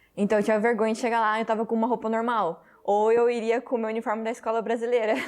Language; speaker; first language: Portuguese; early bilingual, heritage; Portuguese